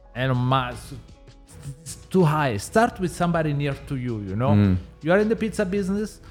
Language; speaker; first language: English; non-native, learner; Italian